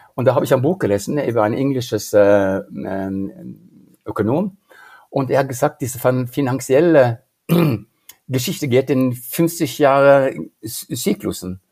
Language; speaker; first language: German; non-native, fluent; Norwegian